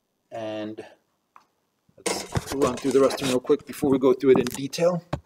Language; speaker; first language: English; native; English